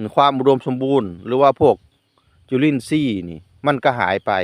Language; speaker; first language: Thai; non-native, local second language; Northeastern Thai